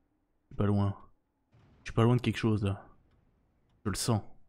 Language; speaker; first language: French; native; French